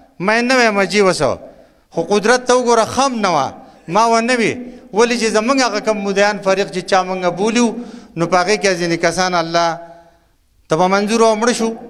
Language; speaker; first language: Pashto; native; Pashto